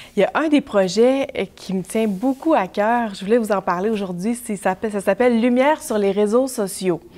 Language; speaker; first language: French; native; French